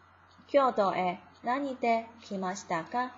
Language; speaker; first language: Japanese; non-native, fluent; Chinese